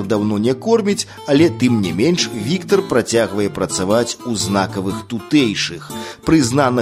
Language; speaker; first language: Belarusian; native; Belarusian